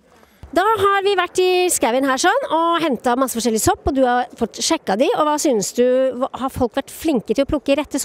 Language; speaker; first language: Norwegian; native; Norwegian